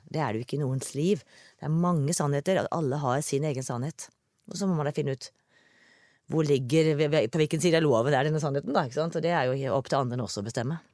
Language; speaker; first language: Norwegian; native; Norwegian